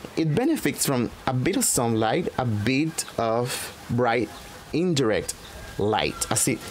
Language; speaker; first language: English; non-native, fluent; Spanish